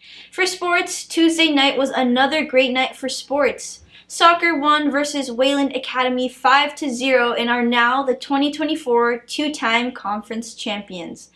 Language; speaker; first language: English; native; English